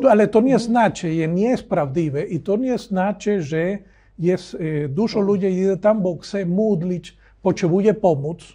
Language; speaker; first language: Polish; non-native, learner; Spanish